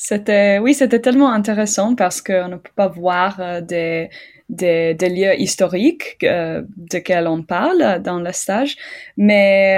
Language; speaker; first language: French; non-native, learner; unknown